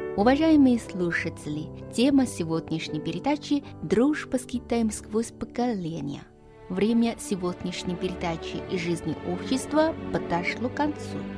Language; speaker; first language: Russian; non-native, fluent; Chinese